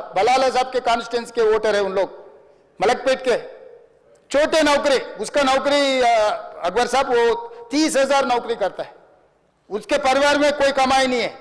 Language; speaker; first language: Hindi; non-native, local second language; Telugu